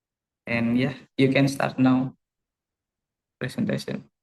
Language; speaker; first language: English; non-native, learner; Indonesian